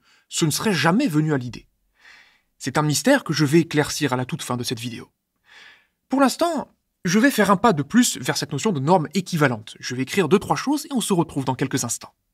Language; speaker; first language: French; native; French